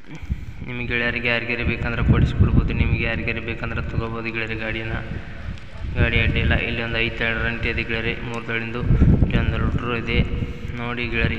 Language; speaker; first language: Kannada; native; Kannada